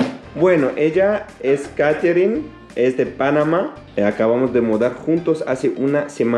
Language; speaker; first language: Spanish; non-native, fluent; Arabic